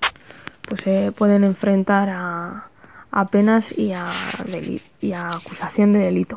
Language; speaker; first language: Spanish; native; Spanish